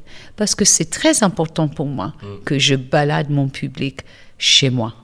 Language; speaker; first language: French; non-native, fluent; English